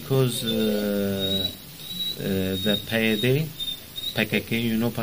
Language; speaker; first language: English; non-native, learner; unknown